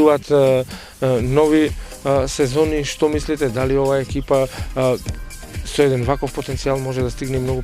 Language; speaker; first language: Macedonian; native; Macedonian